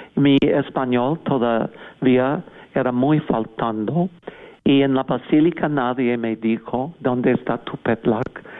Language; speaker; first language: Spanish; non-native, fluent; English